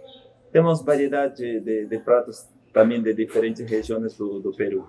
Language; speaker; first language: Portuguese; non-native, fluent; Spanish